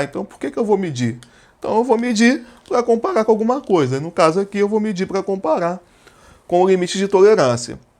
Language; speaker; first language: Portuguese; native; Portuguese